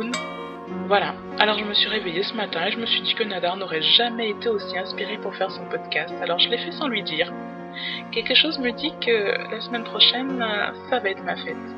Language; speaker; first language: French; native; French